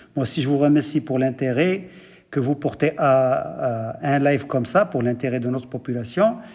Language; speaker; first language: French; non-native, local second language; Arabic